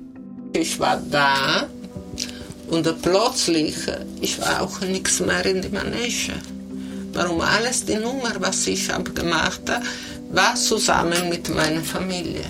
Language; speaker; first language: German; non-native, learner; Italian